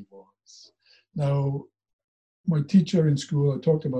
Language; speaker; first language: English; native; English